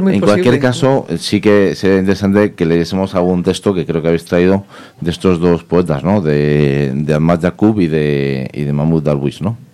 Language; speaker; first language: Spanish; native; Spanish